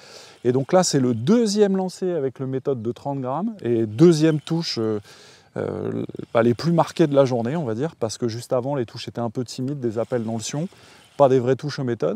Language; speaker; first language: French; native; French